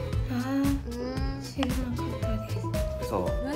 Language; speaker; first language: Japanese; non-native, learner; Burmese